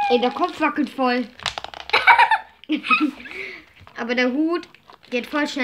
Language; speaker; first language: German; native; German